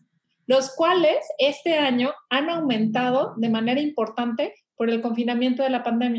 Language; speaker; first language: Spanish; native; Spanish